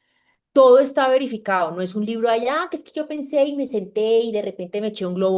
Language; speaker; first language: Spanish; native; Spanish